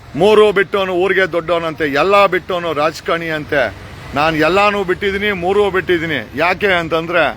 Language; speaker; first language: Kannada; native; Kannada